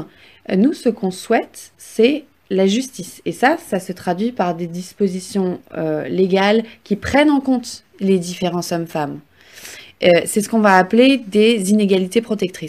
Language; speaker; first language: French; native; French